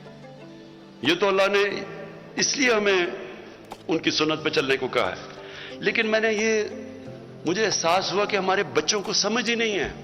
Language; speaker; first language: Urdu; native; Urdu